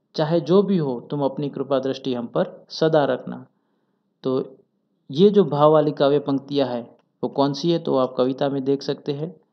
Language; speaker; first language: Hindi; non-native, local second language; Gujarati